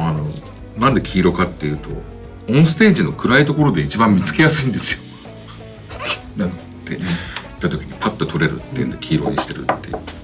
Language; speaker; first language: Japanese; native; Japanese